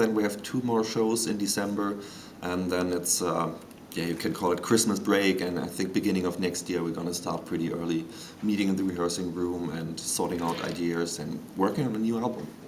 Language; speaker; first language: English; non-native, fluent; German